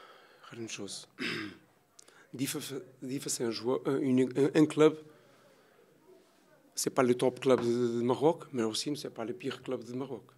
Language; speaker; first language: French; non-native, learner; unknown